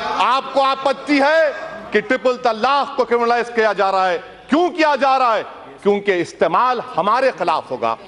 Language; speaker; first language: Urdu; native; Urdu